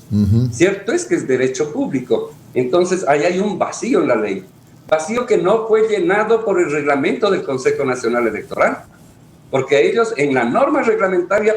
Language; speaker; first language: Spanish; native; Spanish